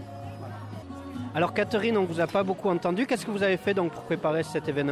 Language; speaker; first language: French; native; French